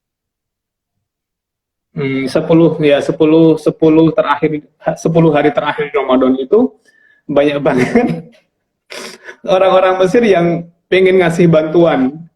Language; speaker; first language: Indonesian; non-native, local second language; Javanese